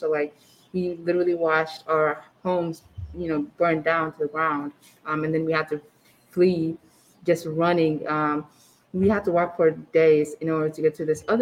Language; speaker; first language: English; early bilingual, other home language; Arabic